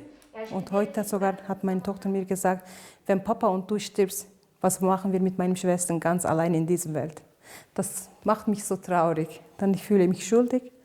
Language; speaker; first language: German; non-native, fluent; Turkish